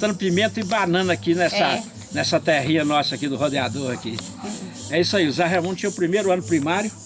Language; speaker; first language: Portuguese; native; Portuguese